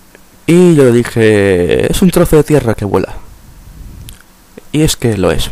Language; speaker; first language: Spanish; native; Spanish